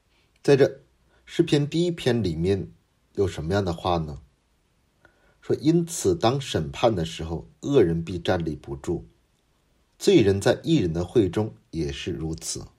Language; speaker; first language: Chinese; non-native, fluent; Korean